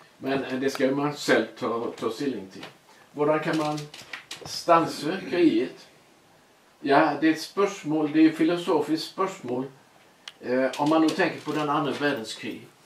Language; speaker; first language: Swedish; native; Swedish